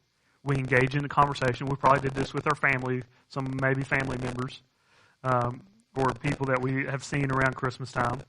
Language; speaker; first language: English; native; English